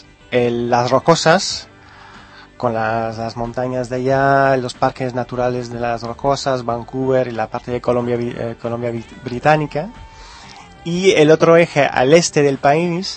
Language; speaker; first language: Spanish; early bilingual, heritage; Spanish